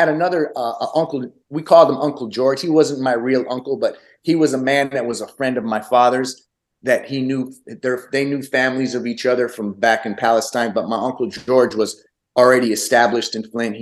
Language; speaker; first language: English; early bilingual, other home language; Arabic